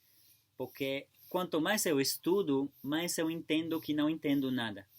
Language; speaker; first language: Portuguese; non-native, fluent; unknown